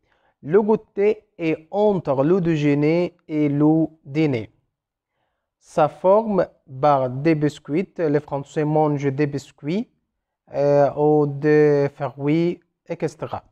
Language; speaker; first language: French; non-native, fluent; Arabic